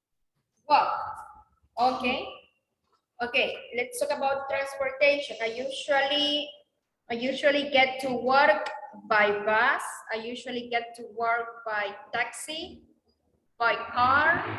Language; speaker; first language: English; non-native, learner; Spanish